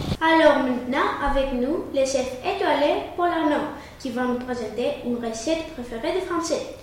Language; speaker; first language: French; non-native, learner; Greek